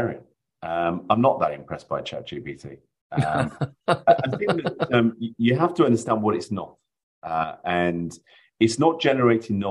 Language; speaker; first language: English; native; English